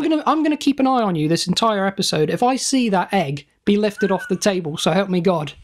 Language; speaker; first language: English; native; English